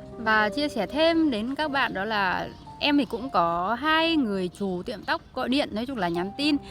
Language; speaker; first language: Vietnamese; native; Vietnamese